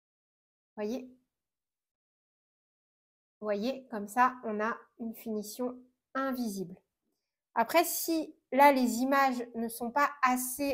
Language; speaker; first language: French; native; French